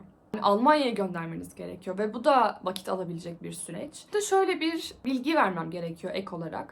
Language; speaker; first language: Turkish; native; Turkish